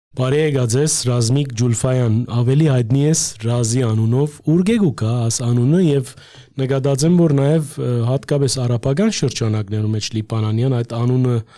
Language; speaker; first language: Armenian; early bilingual, heritage; Armenian